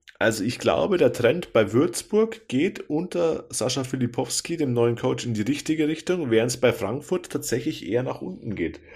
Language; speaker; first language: German; native; German